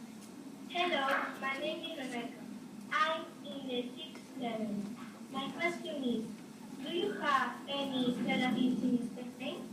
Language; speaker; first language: English; non-native, learner; Spanish